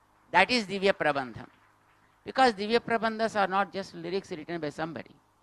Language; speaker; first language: English; non-native, local second language; Telugu